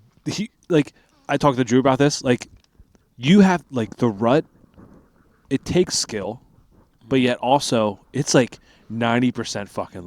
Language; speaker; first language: English; native; English